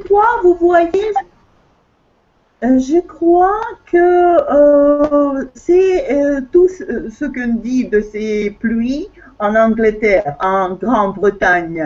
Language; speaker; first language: French; non-native, fluent; Russian